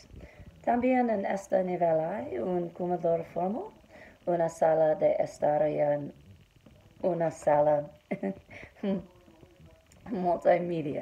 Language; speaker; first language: Spanish; non-native, learner; English